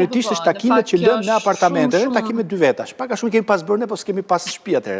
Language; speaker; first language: Albanian; native; Albanian